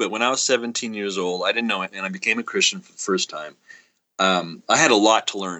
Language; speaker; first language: English; native; English